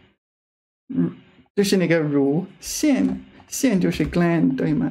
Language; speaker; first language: Chinese; non-native, fluent; English